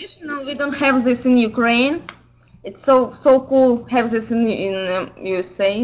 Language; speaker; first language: English; non-native, learner; Ukrainian